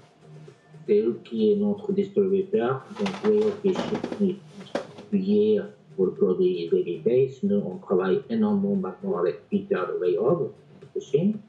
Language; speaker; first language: French; non-native, fluent; Japanese